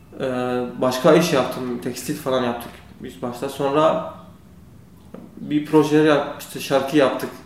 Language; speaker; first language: Turkish; non-native, learner; Kurdish